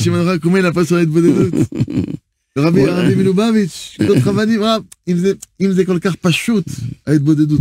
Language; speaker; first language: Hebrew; non-native, fluent; French